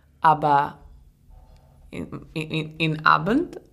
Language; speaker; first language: German; non-native, learner; English